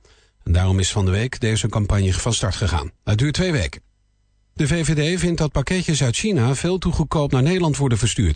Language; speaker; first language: Dutch; native; Dutch